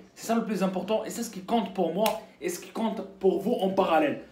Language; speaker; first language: French; non-native, local second language; Arabic